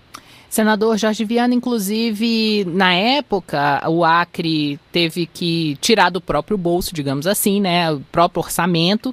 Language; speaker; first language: Portuguese; native; Portuguese